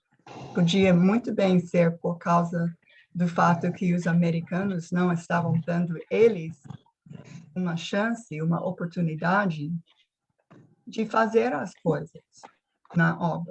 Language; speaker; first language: Portuguese; non-native, fluent; English